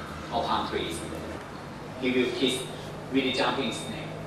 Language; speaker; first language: English; non-native, learner; Thai